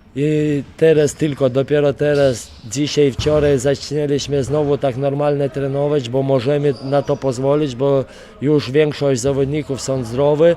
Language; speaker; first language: Polish; non-native, fluent; Lithuanian